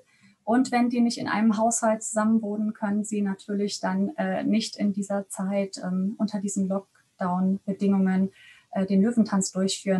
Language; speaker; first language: German; native; German